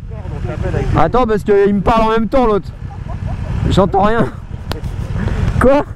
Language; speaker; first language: French; native; French